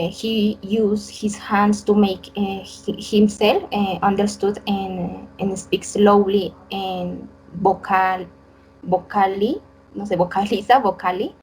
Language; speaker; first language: English; non-native, learner; Spanish